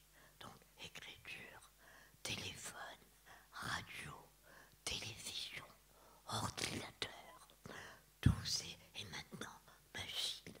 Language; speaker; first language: French; native; French